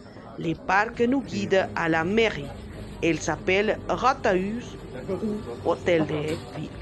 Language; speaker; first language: French; non-native, learner; Spanish